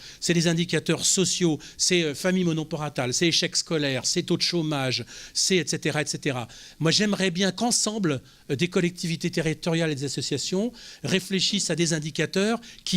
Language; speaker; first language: French; native; French